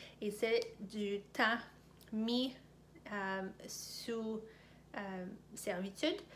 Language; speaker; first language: French; non-native, fluent; English